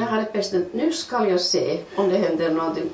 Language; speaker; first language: Swedish; non-native, fluent; Finnish